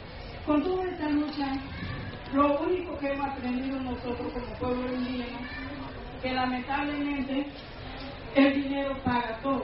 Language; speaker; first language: Spanish; non-native, local second language; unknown